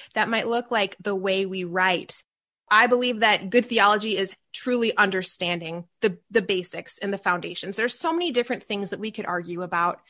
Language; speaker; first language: English; native; English